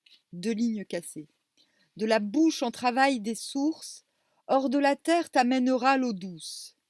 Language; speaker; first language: French; native; French